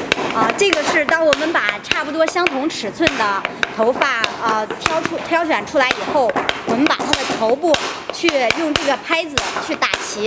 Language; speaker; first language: Chinese; native; Chinese